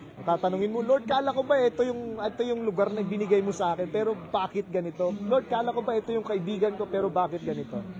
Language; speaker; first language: Filipino; native; Filipino